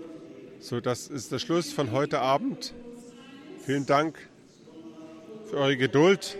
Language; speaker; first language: German; early bilingual, heritage; German